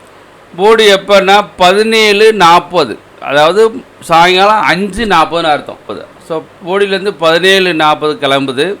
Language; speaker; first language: Tamil; native; Tamil